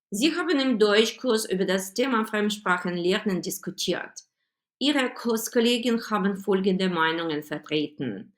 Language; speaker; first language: German; non-native, fluent; Ukrainian